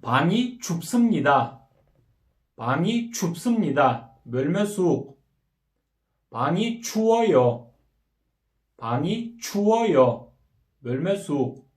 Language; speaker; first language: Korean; non-native, fluent; Kyrgyz